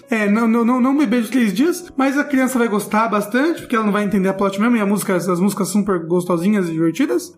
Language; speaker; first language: Portuguese; native; Portuguese